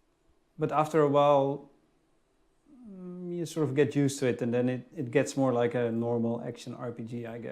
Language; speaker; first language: English; non-native, fluent; Dutch